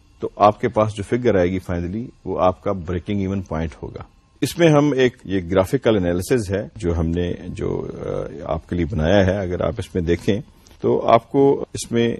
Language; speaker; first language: Urdu; non-native, local second language; Punjabi